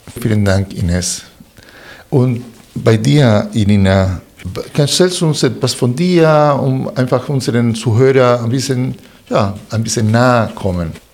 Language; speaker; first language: German; non-native, fluent; Spanish